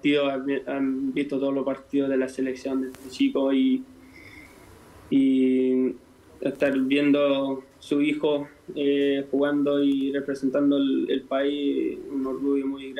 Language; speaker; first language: Spanish; native; Spanish